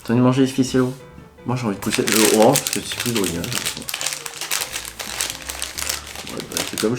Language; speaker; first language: French; native; French